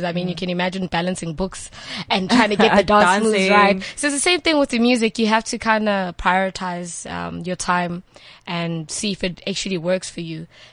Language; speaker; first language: English; non-native, local second language; Northern Sotho